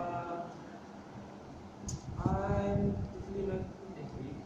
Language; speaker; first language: English; non-native, learner; Malay